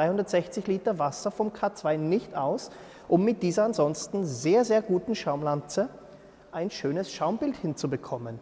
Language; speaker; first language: German; native; German